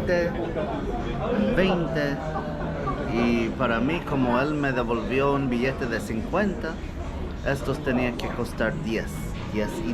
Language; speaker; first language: Spanish; non-native, fluent; English